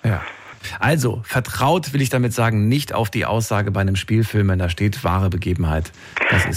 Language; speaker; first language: German; native; German